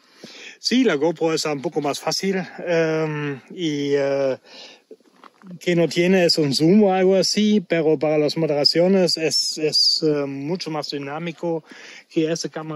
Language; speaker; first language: Spanish; non-native, learner; German